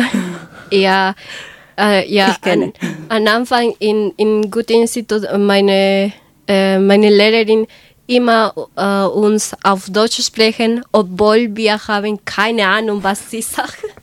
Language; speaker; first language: German; non-native, learner; Spanish